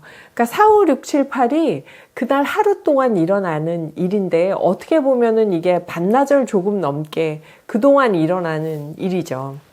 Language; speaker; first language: Korean; native; Korean